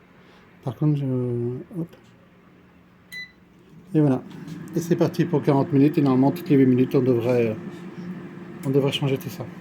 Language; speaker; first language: French; native; French